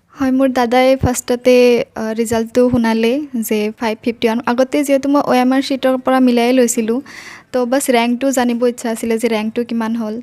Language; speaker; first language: Assamese; non-native, local second language; Bangla